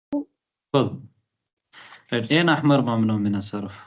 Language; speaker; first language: Arabic; non-native, fluent; Tamil